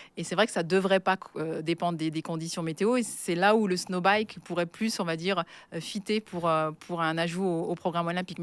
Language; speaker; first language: French; native; French